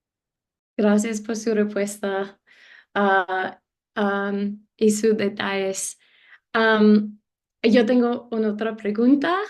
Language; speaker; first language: Spanish; non-native, learner; English